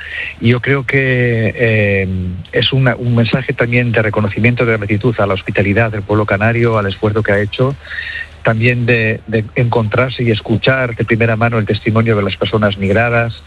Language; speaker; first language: Spanish; native; Spanish